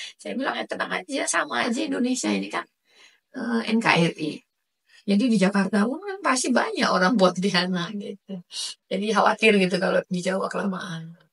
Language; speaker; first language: Indonesian; native; Indonesian